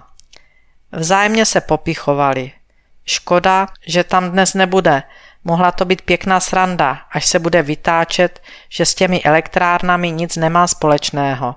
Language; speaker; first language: Czech; native; Czech